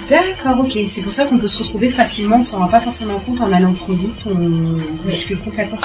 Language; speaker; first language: French; native; French